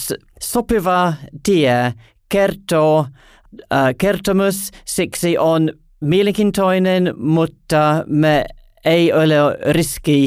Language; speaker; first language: Finnish; non-native, learner; English